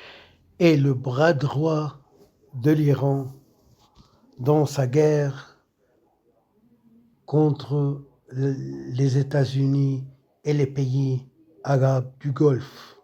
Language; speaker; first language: French; non-native, local second language; Arabic